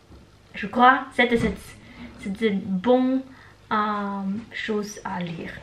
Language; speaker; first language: French; non-native, learner; Norwegian